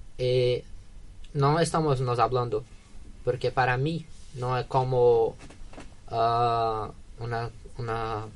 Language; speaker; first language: Spanish; non-native, learner; Portuguese